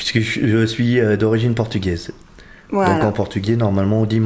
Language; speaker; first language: French; early bilingual, other home language; Portuguese